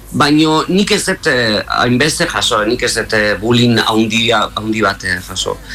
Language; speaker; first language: Basque; non-native, local second language; Spanish